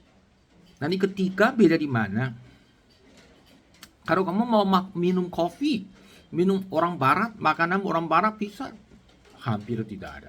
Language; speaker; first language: Indonesian; non-native, learner; Chinese